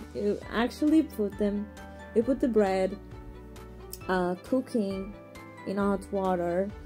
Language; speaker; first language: English; non-native, fluent; Portuguese